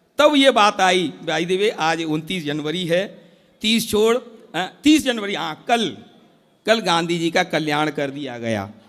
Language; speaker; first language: Hindi; native; Hindi